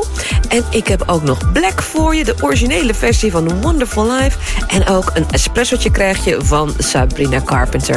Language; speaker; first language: Dutch; native; Dutch